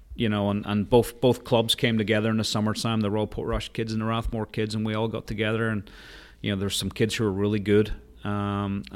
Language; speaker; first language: English; native; English